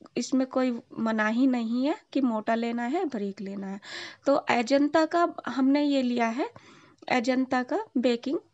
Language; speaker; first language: Hindi; native; Hindi